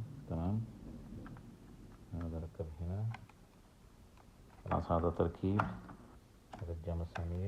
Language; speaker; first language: Arabic; non-native, learner; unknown